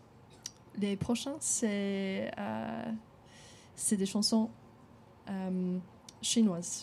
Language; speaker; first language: French; non-native, learner; English